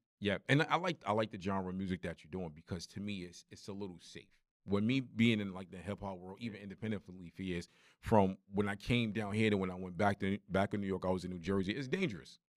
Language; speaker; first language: English; native; English